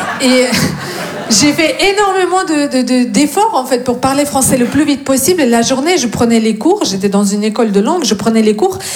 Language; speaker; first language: French; non-native, fluent; Russian